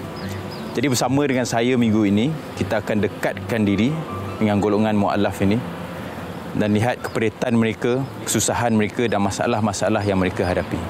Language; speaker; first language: Malay; native; Malay